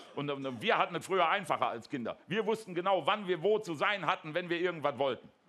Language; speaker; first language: German; native; German